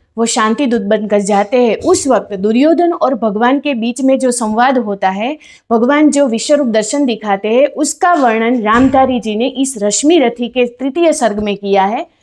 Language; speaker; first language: Hindi; non-native, local second language; Gujarati